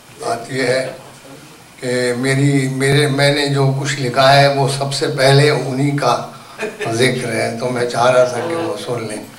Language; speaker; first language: Urdu; native; Urdu